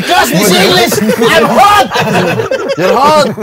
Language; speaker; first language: English; non-native, learner; Indonesian